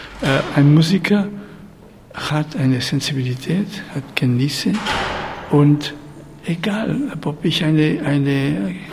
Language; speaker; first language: German; non-native, fluent; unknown